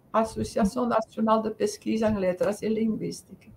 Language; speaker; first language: Portuguese; non-native, fluent; Dutch